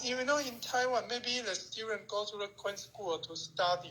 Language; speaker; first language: English; non-native, learner; Chinese